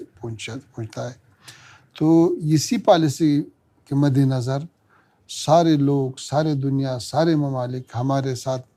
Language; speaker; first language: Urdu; non-native, learner; Pashto